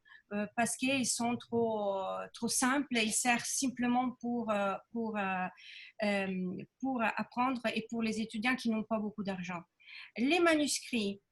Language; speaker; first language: French; non-native, fluent; Italian